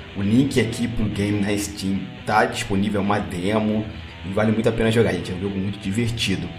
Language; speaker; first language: Portuguese; native; Portuguese